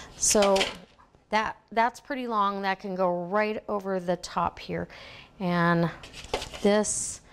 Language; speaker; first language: English; native; English